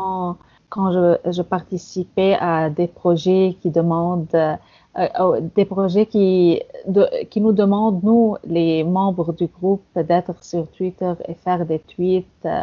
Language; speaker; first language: French; non-native, fluent; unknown